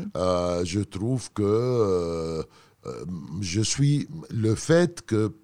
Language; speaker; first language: French; non-native, fluent; Arabic